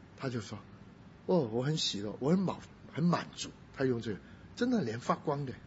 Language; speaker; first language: Chinese; non-native, local second language; Cantonese